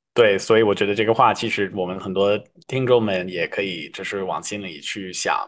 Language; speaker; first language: Chinese; non-native, fluent; English